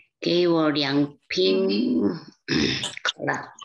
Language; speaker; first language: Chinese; non-native, learner; Korean